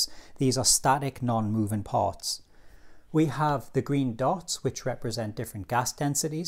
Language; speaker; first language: English; native; English